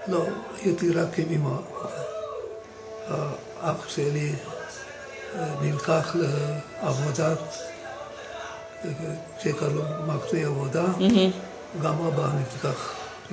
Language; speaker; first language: Hebrew; non-native, fluent; Romanian